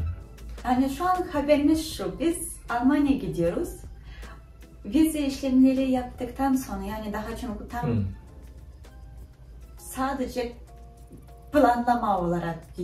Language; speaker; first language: Turkish; non-native, fluent; Russian